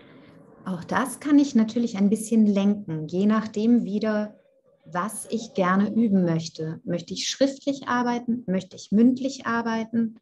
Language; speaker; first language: German; non-native, fluent; Italian